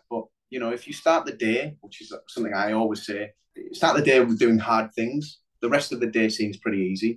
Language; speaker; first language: English; native; English